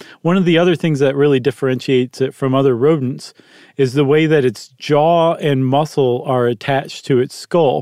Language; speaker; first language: English; native; English